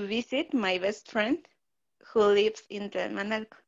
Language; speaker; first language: English; non-native, learner; Spanish